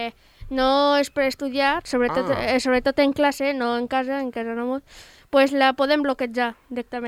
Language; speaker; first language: Catalan; non-native, local second language; Spanish